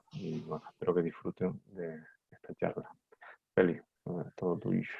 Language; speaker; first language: Spanish; native; Spanish